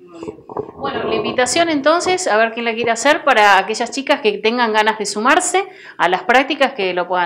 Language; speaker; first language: Spanish; native; Spanish